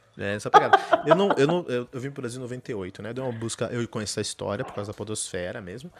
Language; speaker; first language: Portuguese; early bilingual, heritage; Portuguese